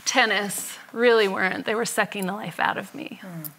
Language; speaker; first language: English; native; English